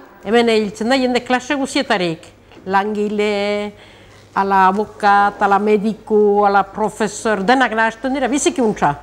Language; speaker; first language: Basque; native; Basque